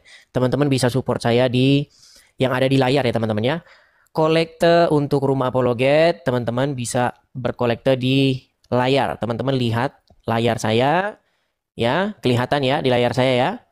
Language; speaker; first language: Indonesian; native; Indonesian